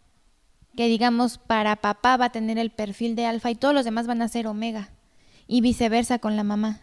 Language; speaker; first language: Spanish; native; Spanish